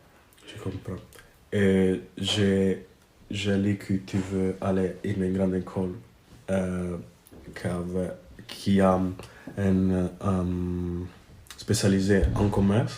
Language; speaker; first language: French; non-native, learner; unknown